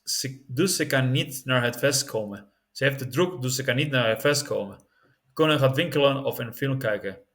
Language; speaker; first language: Dutch; non-native, learner; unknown